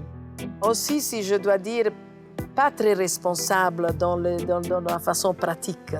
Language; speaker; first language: French; non-native, fluent; Italian